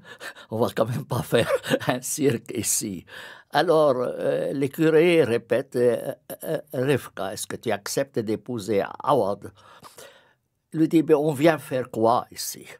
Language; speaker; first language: French; non-native, fluent; Arabic